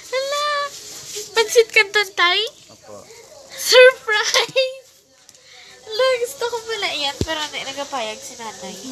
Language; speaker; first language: Filipino; non-native, local second language; Hiligaynon